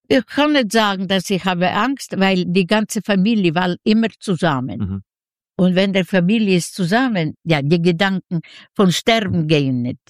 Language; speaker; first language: German; non-native, fluent; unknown